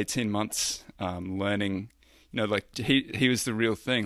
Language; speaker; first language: English; native; English